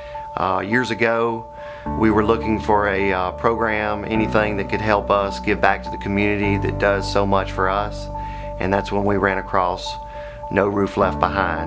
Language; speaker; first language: English; native; English